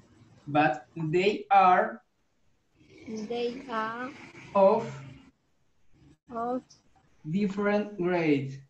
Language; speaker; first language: English; non-native, learner; Spanish